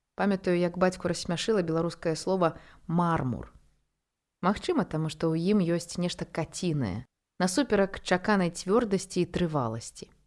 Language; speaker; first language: Belarusian; non-native, local second language; Russian